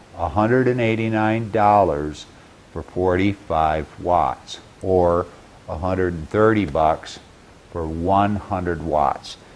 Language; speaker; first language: English; native; English